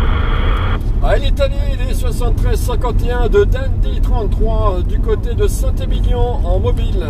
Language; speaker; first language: French; native; French